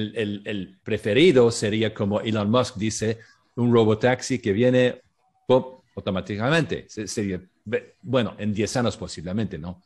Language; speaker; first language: Spanish; non-native, learner; English